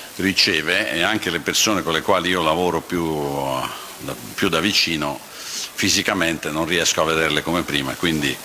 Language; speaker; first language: Italian; native; Italian